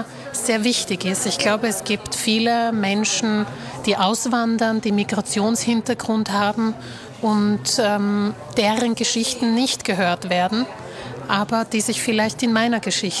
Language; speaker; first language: German; early bilingual, other home language; Slovak